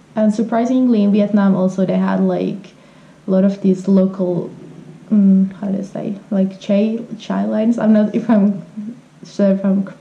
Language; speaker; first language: English; non-native, fluent; Finnish